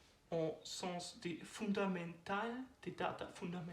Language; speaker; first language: French; non-native, learner; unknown